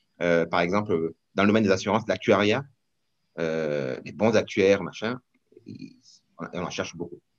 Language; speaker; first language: French; non-native, local second language; Rundi